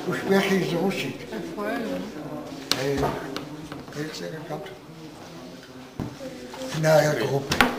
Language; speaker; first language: Hebrew; non-native, fluent; Polish